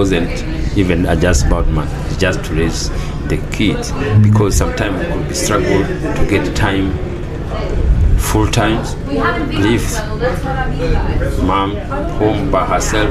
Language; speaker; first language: English; non-native, local second language; Kinyarwanda